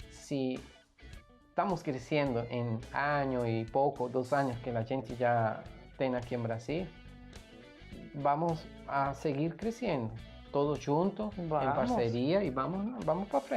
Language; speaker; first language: Portuguese; non-native, learner; Spanish